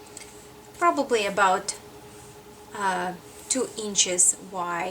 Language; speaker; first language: English; non-native, fluent; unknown